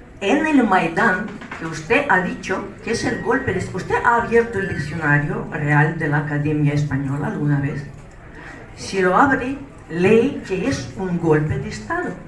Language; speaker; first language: Spanish; non-native, fluent; Russian